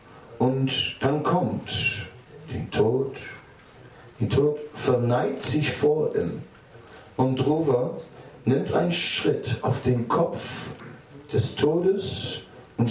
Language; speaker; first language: German; non-native, fluent; Dutch